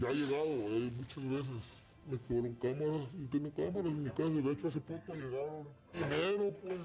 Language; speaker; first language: Spanish; native; Spanish